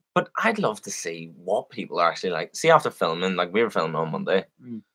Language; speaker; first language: English; native; English